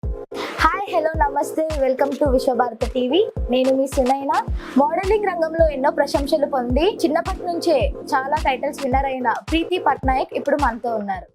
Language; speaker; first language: Telugu; native; Telugu